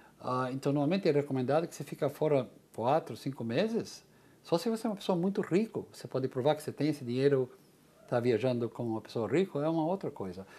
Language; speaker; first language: Portuguese; non-native, fluent; English